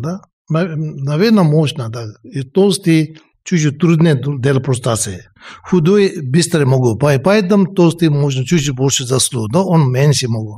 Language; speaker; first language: Russian; non-native, learner; Tibetan